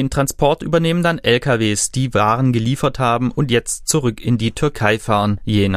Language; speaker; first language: German; native; German